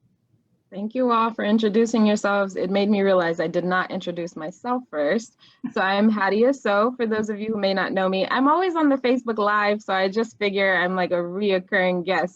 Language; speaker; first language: English; native; English